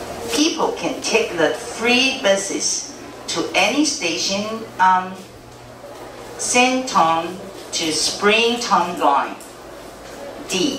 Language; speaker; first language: English; non-native, fluent; Chinese